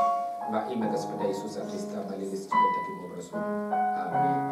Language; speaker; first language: Russian; non-native, fluent; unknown